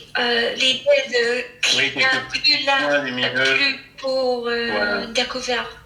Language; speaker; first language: French; non-native, fluent; English